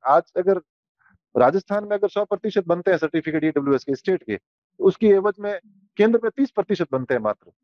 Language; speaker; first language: Hindi; native; Hindi